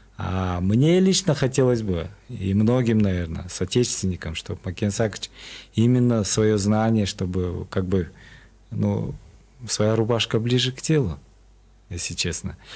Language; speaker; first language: Russian; non-native, local second language; Kyrgyz